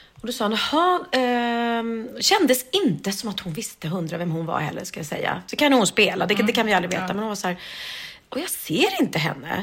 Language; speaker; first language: Swedish; native; Swedish